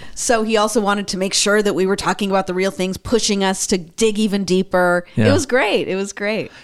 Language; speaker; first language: English; early bilingual, other home language; Spanish